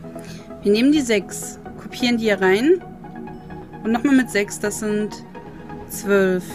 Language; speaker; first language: German; native; German